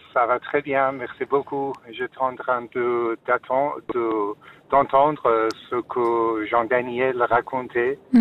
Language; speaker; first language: French; non-native, fluent; Persian